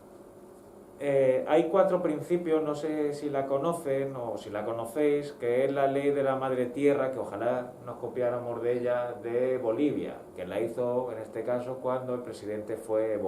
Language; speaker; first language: Spanish; native; Spanish